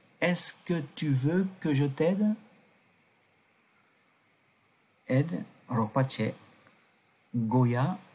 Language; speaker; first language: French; non-native, fluent; Tibetan